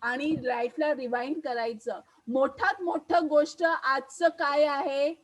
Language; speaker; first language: Marathi; non-native, local second language; Hindi